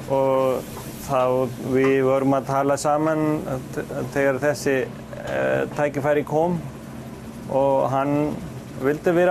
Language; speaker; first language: Icelandic; non-native, fluent; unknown